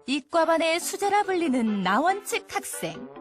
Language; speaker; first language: Korean; native; Korean